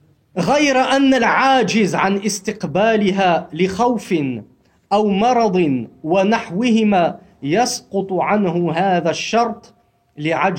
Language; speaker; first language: Arabic; non-native, fluent; French